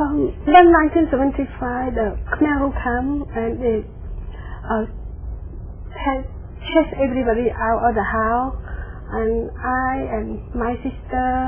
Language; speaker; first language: English; non-native, learner; Khmer